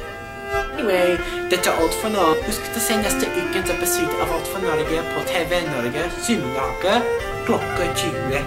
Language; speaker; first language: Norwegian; non-native, learner; English